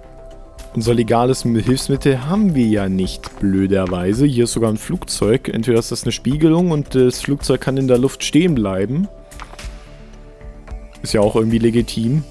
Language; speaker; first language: German; native; German